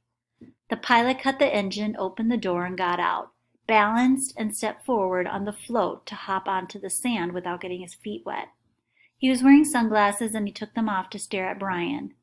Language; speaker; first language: English; native; English